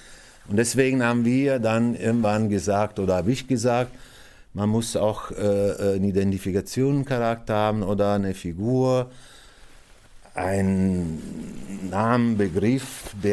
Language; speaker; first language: German; non-native, fluent; Italian